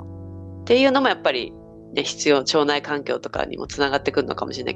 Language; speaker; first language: Japanese; native; Japanese